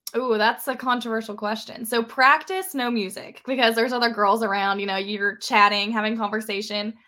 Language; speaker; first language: English; native; English